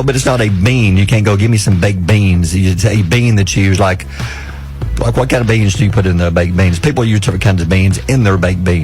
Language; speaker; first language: English; native; English